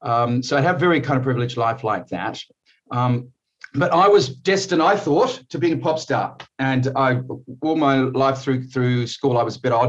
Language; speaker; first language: English; native; English